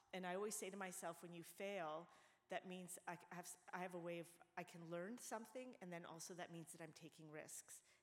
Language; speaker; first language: English; native; English